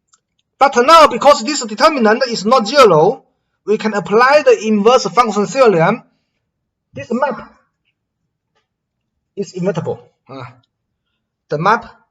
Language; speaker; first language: English; non-native, fluent; Chinese